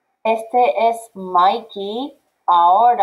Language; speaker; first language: Spanish; non-native, fluent; English